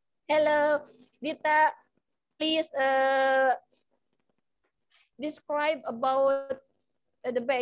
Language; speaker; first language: English; non-native, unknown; Indonesian